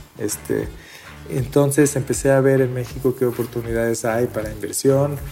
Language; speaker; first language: Spanish; early bilingual, other home language; Hebrew